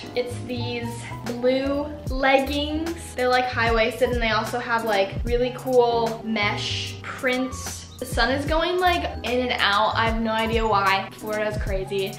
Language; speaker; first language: English; native; English